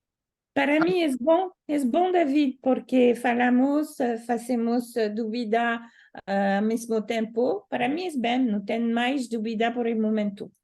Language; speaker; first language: Portuguese; non-native, learner; Italian